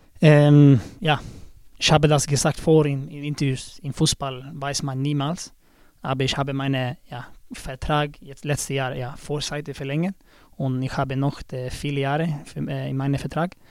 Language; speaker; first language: German; non-native, learner; Swedish